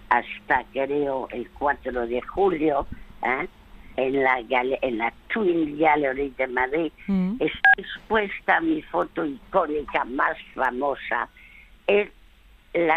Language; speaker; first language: Spanish; early bilingual, other home language; French